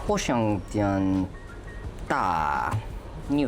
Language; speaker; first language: Chinese; non-native, learner; English